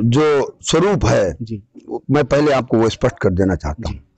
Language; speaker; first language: Hindi; native; Hindi